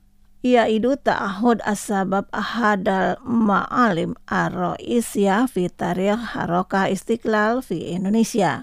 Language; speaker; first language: Arabic; non-native, fluent; Indonesian